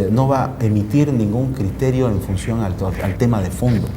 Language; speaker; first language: Spanish; native; Spanish